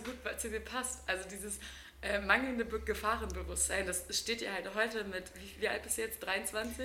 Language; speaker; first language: German; native; German